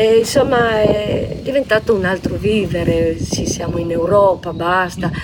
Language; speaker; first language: Italian; non-native, local second language; Slovenian